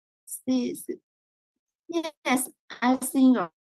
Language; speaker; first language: English; non-native, learner; Vietnamese